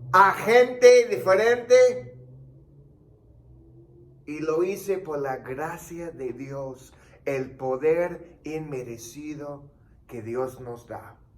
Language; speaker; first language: Spanish; non-native, fluent; English